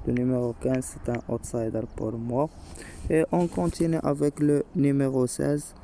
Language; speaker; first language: French; non-native, local second language; Arabic